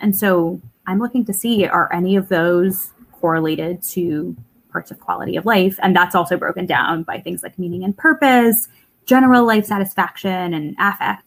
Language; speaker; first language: English; early bilingual, other home language; Russian